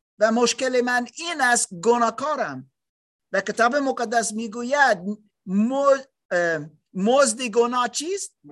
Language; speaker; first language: Persian; non-native, learner; German